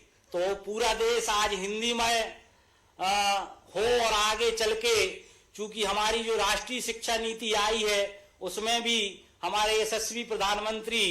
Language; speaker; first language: Hindi; native; Hindi